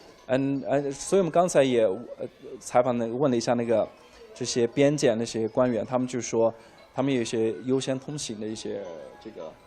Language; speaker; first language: Chinese; native; Chinese